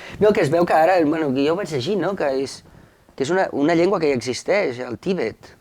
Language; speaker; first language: Catalan; native; Catalan